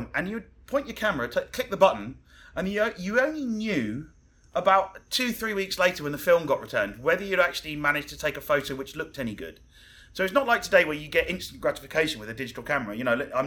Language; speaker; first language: English; native; English